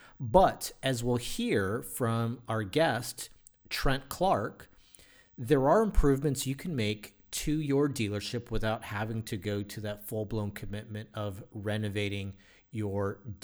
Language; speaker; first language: English; native; English